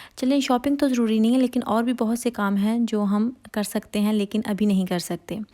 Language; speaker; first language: Hindi; non-native, local second language; Punjabi